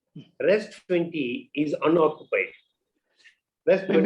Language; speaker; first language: English; non-native, local second language; Tamil